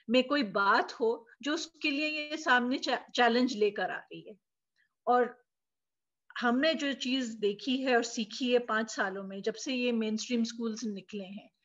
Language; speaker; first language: Urdu; native; Urdu